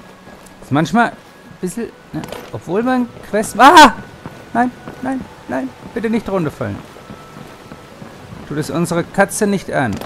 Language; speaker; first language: German; native; German